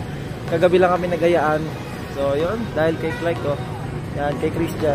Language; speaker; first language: Filipino; native; Filipino